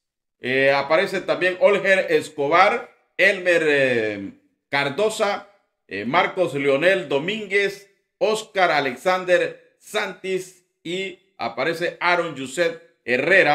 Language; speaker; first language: Spanish; native; Spanish